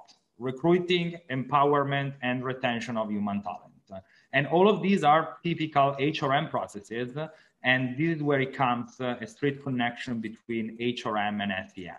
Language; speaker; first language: English; non-native, fluent; Italian